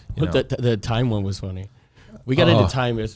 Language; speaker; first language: English; native; English